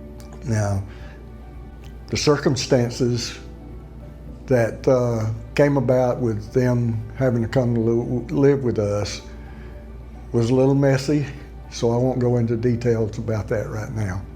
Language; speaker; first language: English; native; English